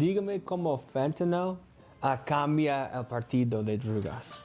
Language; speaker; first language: Spanish; non-native, learner; English